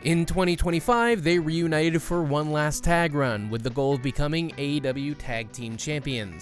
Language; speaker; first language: English; native; English